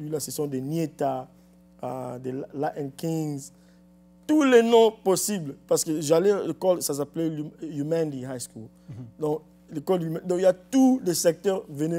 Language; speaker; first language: French; non-native, local second language; Lingala